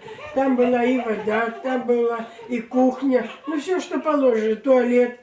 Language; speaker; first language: Russian; native; Russian